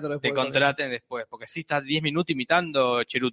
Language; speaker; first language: Spanish; native; Spanish